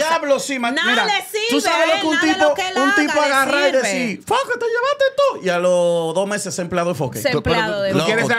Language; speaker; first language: Spanish; native; Spanish